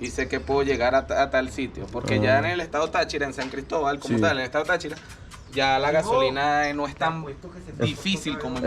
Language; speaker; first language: Spanish; native; Spanish